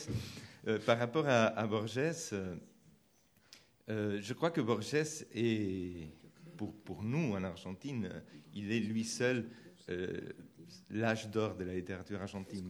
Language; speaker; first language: French; non-native, fluent; Spanish